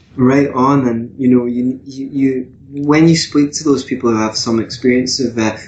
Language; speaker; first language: English; native; English